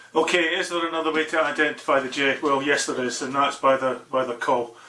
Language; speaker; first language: English; native; English